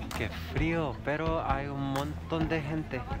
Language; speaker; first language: Spanish; non-native, learner; Korean